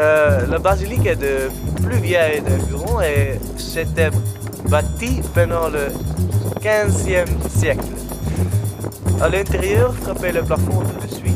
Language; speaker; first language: French; non-native, learner; Dutch